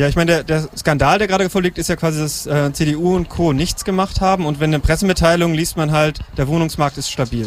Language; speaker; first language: German; native; German